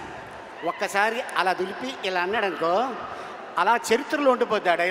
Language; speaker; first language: Telugu; native; Telugu